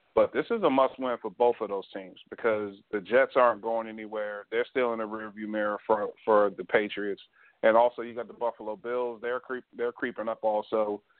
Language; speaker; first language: English; native; English